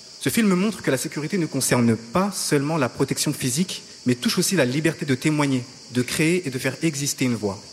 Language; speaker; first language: French; native; French